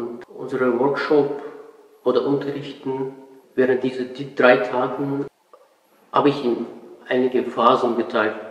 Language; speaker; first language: German; non-native, fluent; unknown